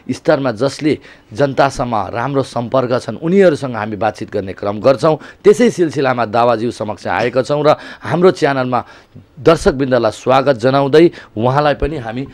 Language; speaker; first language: Nepali; native; Nepali